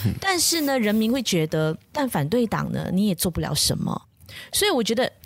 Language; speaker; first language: Chinese; native; Chinese